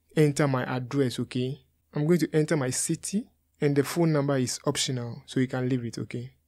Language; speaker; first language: English; non-native, local second language; Akan